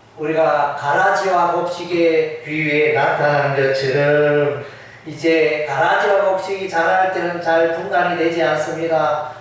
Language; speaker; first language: Korean; native; Korean